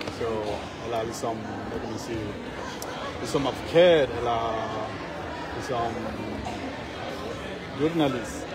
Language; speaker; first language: Danish; non-native, learner; Achinese